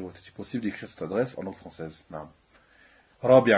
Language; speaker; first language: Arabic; non-native, fluent; French